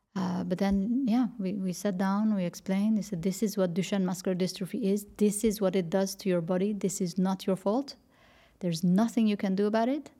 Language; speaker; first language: English; non-native, fluent; Dutch